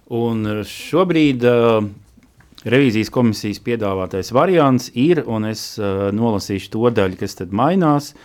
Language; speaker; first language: Latvian; native; Latvian